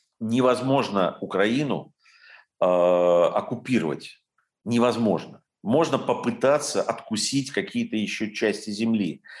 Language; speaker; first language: Russian; native; Russian